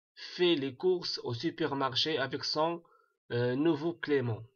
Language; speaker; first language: French; non-native, local second language; Arabic